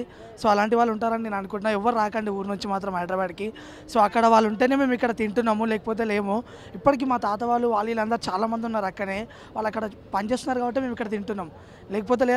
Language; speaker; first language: Telugu; native; Telugu